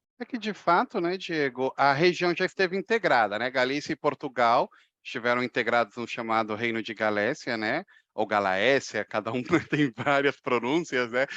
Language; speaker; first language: Portuguese; native; Portuguese